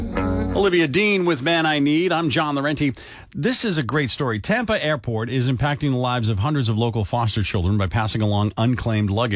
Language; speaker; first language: English; native; English